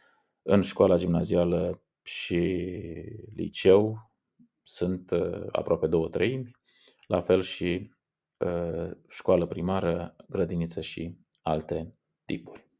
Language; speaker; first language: Romanian; native; Romanian